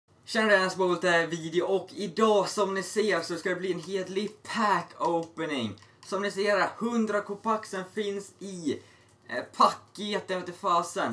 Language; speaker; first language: Swedish; native; Swedish